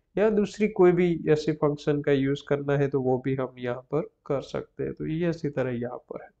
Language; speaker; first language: Hindi; non-native, local second language; Gujarati